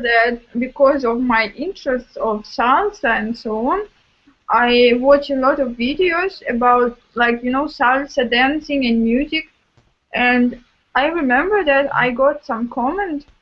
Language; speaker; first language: English; non-native, fluent; Russian